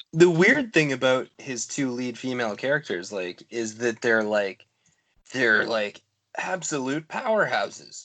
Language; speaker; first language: English; native; English